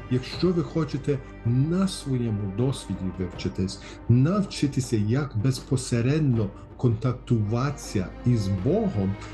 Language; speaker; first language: Ukrainian; early bilingual, heritage; Ukrainian